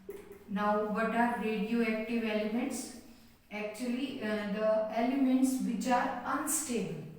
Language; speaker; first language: English; non-native, local second language; Hindi